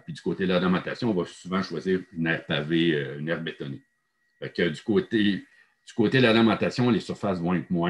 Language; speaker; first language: French; native; French